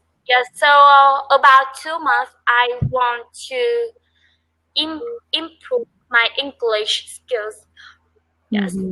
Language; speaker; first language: English; non-native, learner; Vietnamese